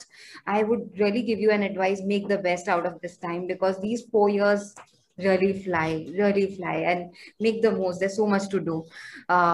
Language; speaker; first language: English; non-native, local second language; Hindi